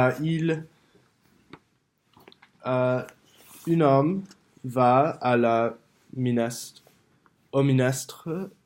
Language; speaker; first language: French; non-native, learner; English